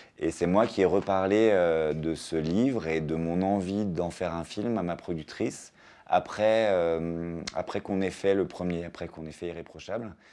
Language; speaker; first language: French; native; French